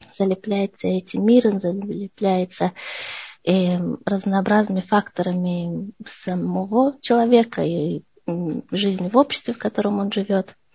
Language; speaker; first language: Russian; early bilingual, heritage; Russian